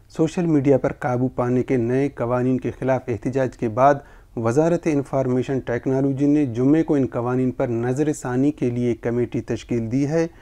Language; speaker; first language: Urdu; non-native, local second language; Baluchi